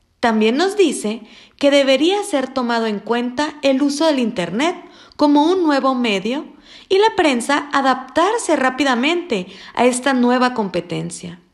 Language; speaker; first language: Spanish; native; Spanish